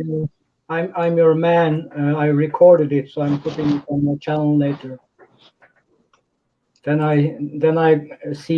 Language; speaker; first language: English; non-native, fluent; Norwegian